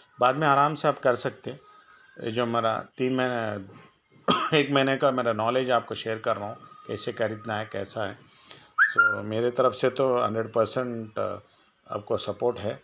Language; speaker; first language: Hindi; non-native, local second language; Telugu